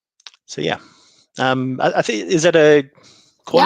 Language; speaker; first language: English; native; English